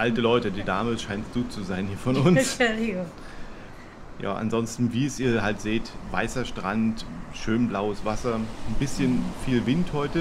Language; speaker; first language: German; native; German